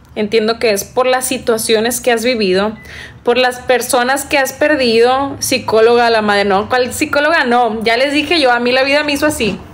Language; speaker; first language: Spanish; native; Spanish